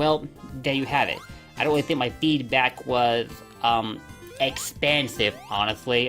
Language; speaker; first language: English; native; English